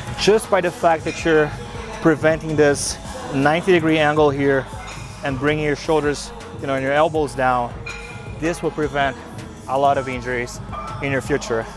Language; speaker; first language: English; non-native, fluent; Portuguese